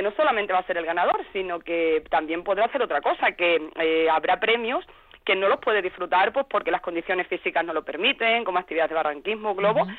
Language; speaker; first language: Spanish; native; Spanish